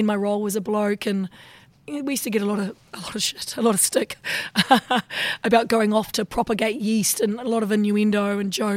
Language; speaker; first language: English; native; English